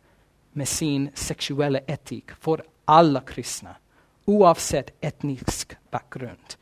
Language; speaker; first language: Swedish; non-native, fluent; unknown